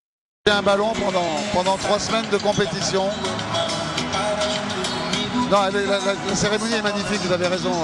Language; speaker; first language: French; native; French